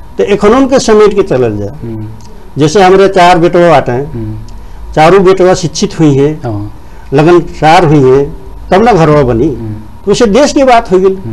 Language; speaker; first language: Bhojpuri; non-native, local second language; Rana Tharu